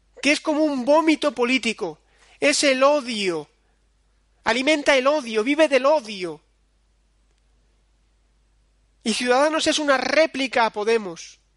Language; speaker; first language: Spanish; native; Spanish